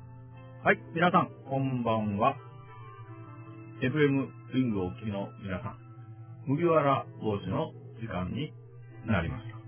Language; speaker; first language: Japanese; native; Japanese